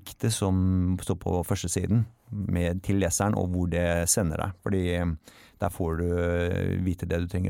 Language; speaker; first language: Norwegian; native; Norwegian